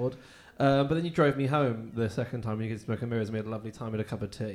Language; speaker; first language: English; native; English